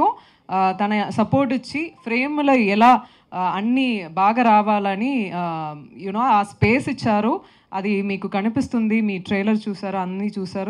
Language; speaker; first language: Telugu; non-native, local second language; Tamil